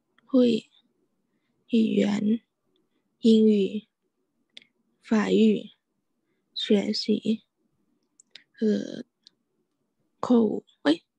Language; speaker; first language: Chinese; non-native, learner; Thai